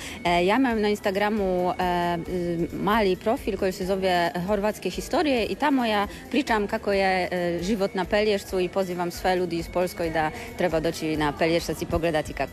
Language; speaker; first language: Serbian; non-native, learner; Polish